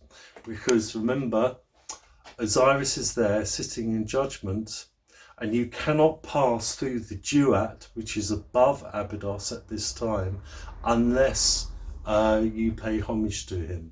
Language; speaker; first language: English; native; English